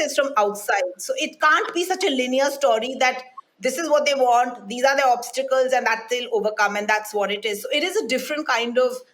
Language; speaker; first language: English; non-native, local second language; Hindi